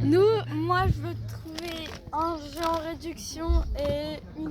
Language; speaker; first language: French; native; French